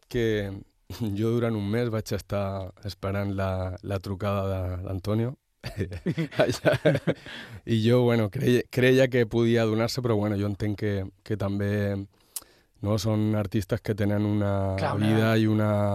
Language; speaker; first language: Catalan; native; Catalan